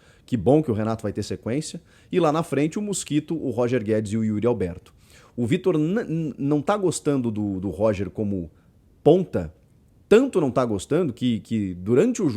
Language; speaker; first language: Portuguese; native; Portuguese